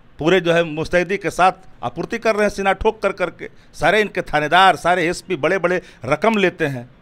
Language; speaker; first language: Hindi; native; Hindi